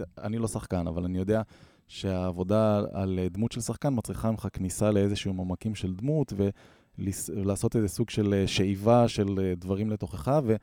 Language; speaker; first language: Hebrew; native; Hebrew